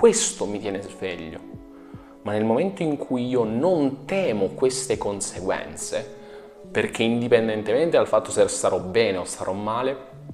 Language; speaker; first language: Italian; native; Italian